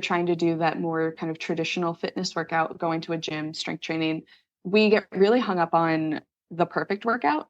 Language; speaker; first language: English; native; English